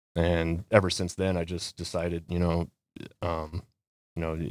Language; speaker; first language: English; native; English